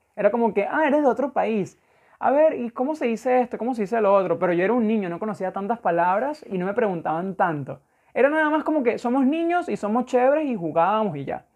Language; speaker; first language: Spanish; native; Spanish